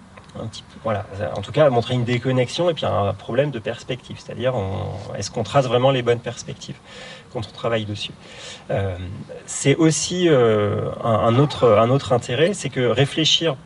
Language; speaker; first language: French; native; French